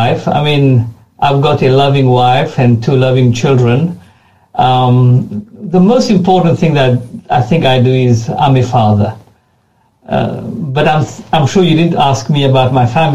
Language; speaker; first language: English; non-native, fluent; French